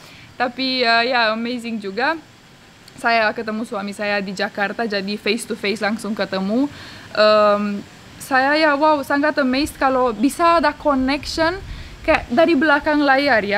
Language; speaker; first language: Indonesian; non-native, fluent; Romanian